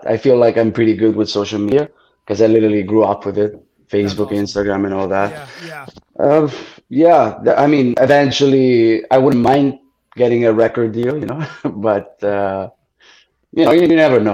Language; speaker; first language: English; non-native, fluent; Italian